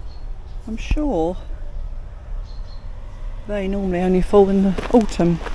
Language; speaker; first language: English; native; English